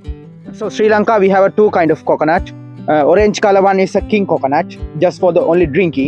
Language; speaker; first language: English; non-native, learner; Sinhala